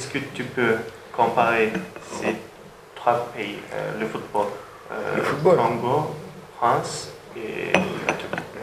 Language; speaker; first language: French; non-native, learner; Turkish